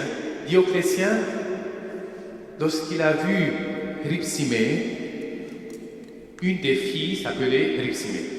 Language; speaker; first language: French; non-native, fluent; Armenian